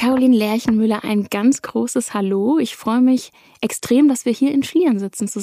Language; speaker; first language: German; native; German